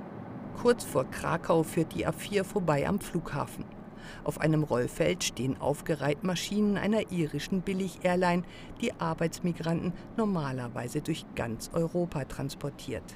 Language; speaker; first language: German; native; German